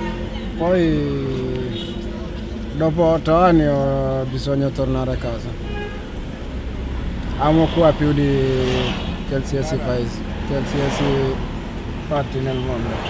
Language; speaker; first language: Italian; non-native, learner; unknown